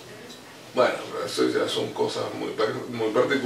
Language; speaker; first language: Spanish; native; Spanish